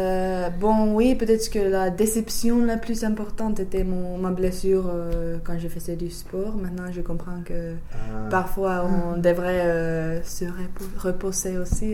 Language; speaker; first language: French; non-native, fluent; Finnish